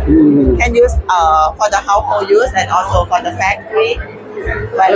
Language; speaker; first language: English; non-native, fluent; Thai